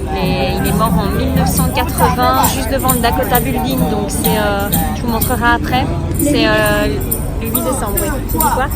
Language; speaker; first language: French; native; French